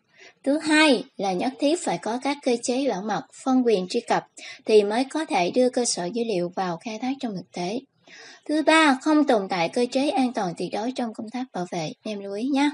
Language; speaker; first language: Vietnamese; native; Vietnamese